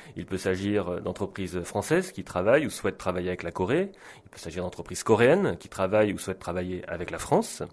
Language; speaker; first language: French; native; French